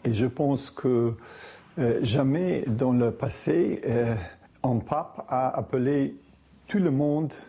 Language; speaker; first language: French; non-native, fluent; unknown